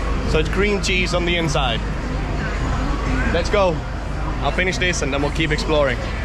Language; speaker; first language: English; non-native, fluent; Danish